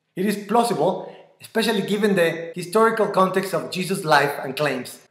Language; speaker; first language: English; non-native, fluent; Spanish